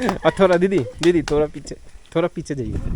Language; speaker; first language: Hindi; non-native, local second language; Bangla